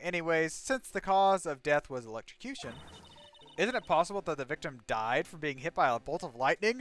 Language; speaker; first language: English; native; English